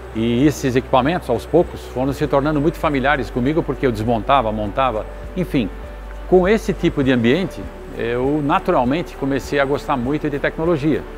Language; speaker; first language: Portuguese; early bilingual, other home language; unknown